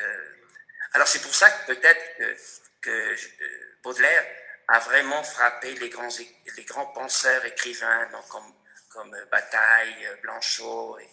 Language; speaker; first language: French; non-native, fluent; Spanish